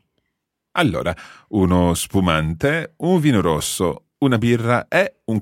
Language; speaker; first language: Italian; non-native, fluent; English